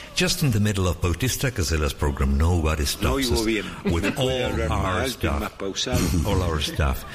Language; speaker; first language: English; non-native, fluent; Spanish